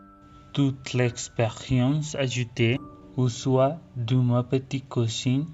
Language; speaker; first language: French; non-native, fluent; Spanish